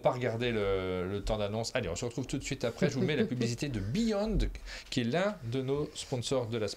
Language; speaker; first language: French; native; French